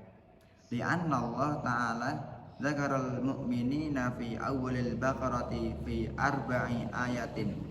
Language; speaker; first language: Arabic; non-native, learner; Indonesian